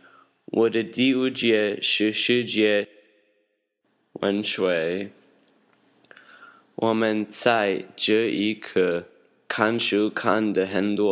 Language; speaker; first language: Chinese; non-native, learner; English